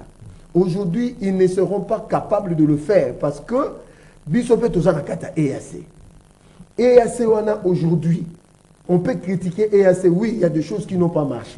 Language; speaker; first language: French; non-native, local second language; Lingala